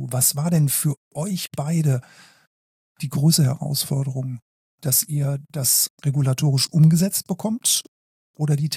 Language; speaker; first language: German; native; German